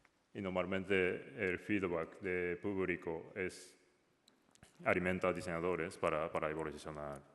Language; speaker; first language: Spanish; non-native, learner; Japanese